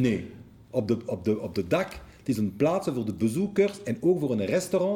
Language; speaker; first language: Dutch; non-native, local second language; French